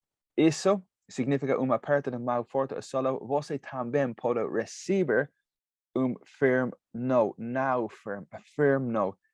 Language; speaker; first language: Portuguese; non-native, fluent; English